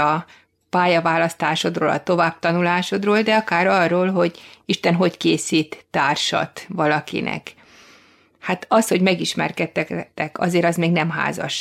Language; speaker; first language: Hungarian; native; Hungarian